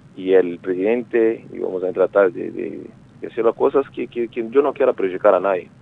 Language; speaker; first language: Spanish; non-native, fluent; Portuguese